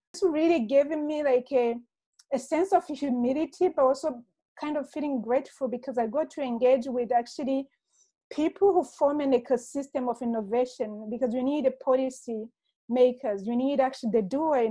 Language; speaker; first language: English; non-native, local second language; Kinyarwanda